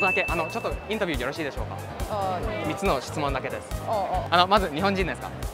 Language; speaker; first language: Japanese; non-native, fluent; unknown